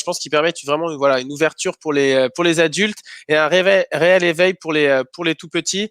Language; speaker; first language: French; native; French